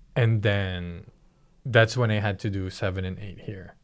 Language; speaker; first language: English; early bilingual, other home language; Filipino